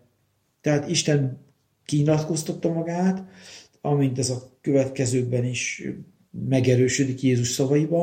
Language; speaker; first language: Hungarian; native; Hungarian